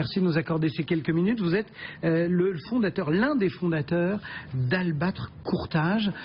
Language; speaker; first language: French; native; French